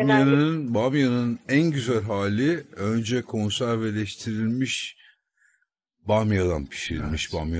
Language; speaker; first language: Turkish; native; Turkish